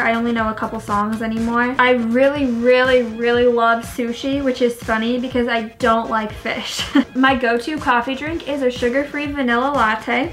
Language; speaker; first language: English; native; English